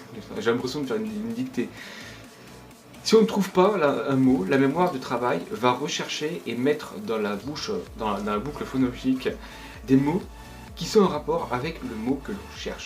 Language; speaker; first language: French; native; French